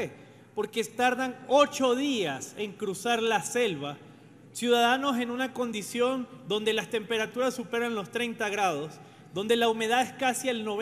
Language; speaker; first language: Spanish; native; Spanish